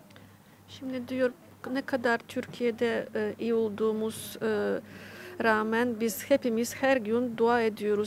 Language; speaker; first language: Turkish; non-native, fluent; Ukrainian